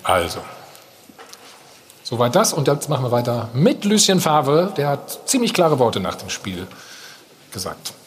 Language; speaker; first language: German; native; German